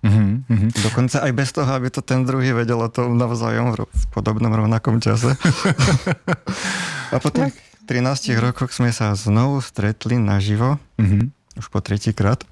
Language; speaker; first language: Slovak; native; Slovak